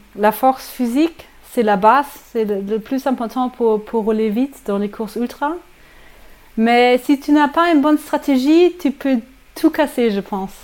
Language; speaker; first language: French; non-native, learner; German